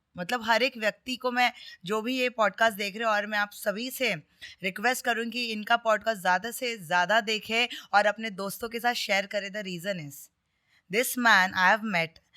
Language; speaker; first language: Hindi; non-native, local second language; Marathi